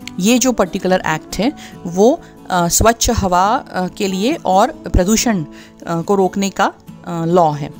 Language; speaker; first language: Hindi; non-native, local second language; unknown